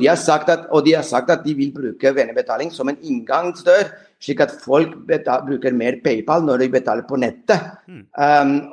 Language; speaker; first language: Norwegian; non-native, fluent; Spanish